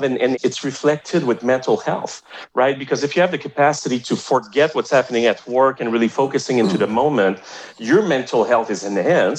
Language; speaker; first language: English; non-native, fluent; French